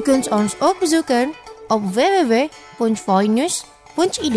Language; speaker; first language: Dutch; non-native, fluent; Indonesian